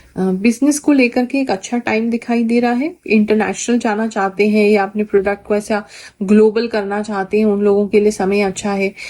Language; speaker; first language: Hindi; native; Hindi